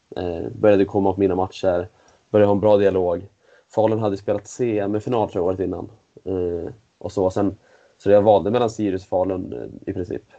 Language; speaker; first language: Swedish; native; Swedish